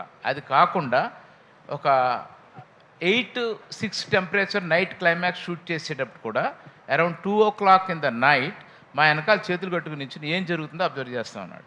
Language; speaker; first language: Telugu; native; Telugu